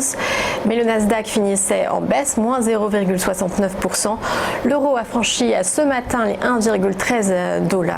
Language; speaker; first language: French; native; French